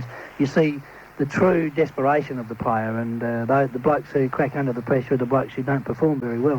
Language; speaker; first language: English; native; English